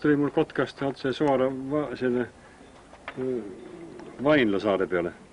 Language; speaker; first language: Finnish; non-native, learner; Estonian